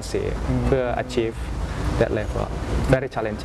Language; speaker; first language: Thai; early bilingual, other home language; Indonesian